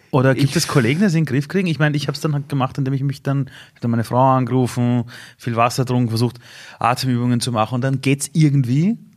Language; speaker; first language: German; early bilingual, other home language; Persian